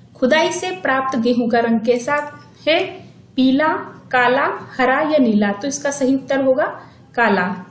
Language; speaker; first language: Hindi; native; Hindi